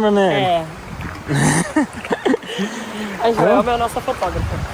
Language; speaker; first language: Portuguese; native; Portuguese